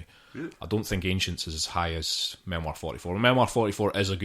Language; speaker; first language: English; native; English